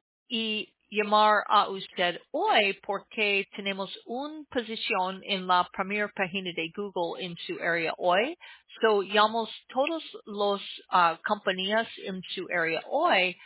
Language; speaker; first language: Spanish; non-native, learner; English